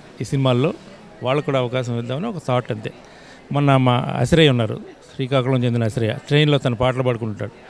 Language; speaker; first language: Telugu; native; Telugu